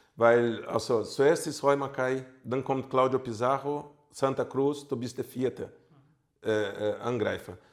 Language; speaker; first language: German; non-native, fluent; Portuguese